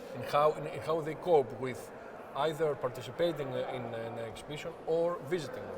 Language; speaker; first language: English; non-native, fluent; Greek